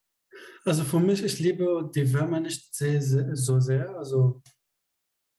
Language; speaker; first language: German; non-native, fluent; Arabic